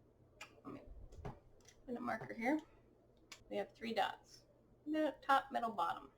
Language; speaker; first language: English; native; English